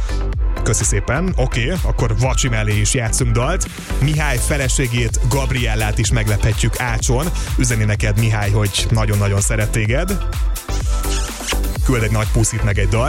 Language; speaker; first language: Hungarian; native; Hungarian